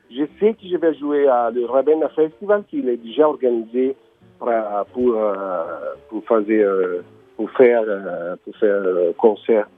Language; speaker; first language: French; non-native, learner; Italian